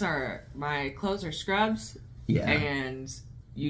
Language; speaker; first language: English; native; English